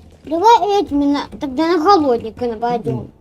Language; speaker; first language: Russian; native; Russian